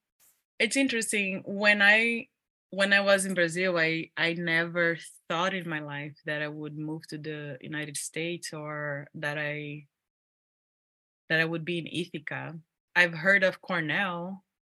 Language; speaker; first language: English; non-native, fluent; Portuguese